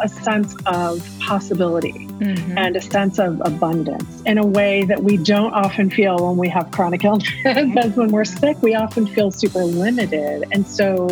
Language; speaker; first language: English; native; English